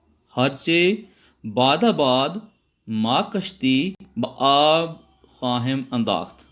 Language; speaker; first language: Persian; non-native, fluent; Urdu